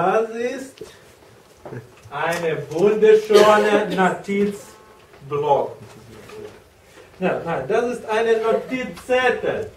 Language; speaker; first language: German; non-native, learner; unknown